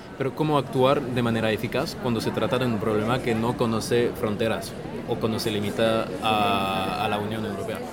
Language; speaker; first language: Spanish; non-native, fluent; French